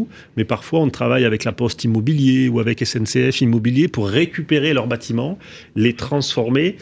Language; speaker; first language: French; native; French